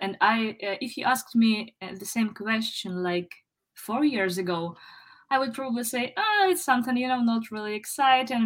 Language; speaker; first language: English; non-native, fluent; Ukrainian